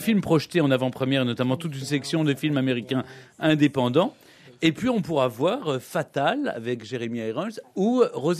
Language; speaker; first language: French; native; French